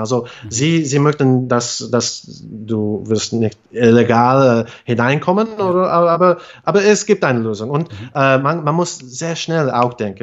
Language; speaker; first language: German; non-native, fluent; English